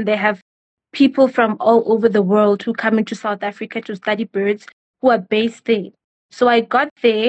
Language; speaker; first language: English; non-native, local second language; Northern Sotho